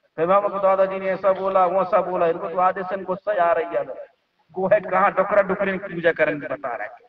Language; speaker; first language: Hindi; native; Hindi